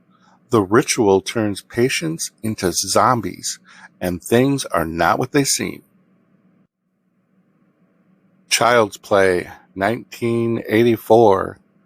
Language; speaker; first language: English; native; English